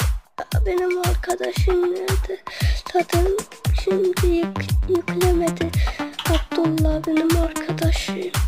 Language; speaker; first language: Turkish; non-native, learner; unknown